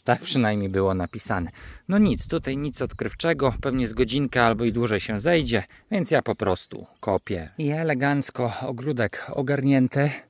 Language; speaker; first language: Polish; native; Polish